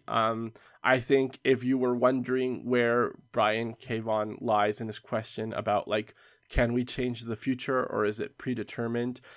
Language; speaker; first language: English; early bilingual, other home language; Spanish